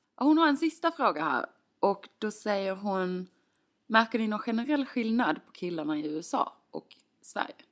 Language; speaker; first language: Swedish; native; Swedish